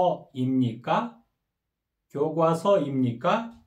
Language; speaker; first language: Korean; non-native, learner; Kyrgyz